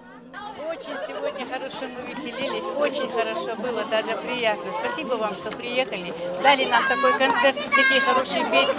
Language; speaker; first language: Russian; non-native, local second language; Ingush